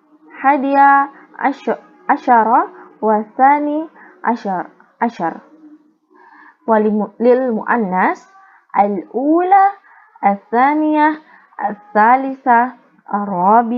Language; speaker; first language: Arabic; non-native, learner; Indonesian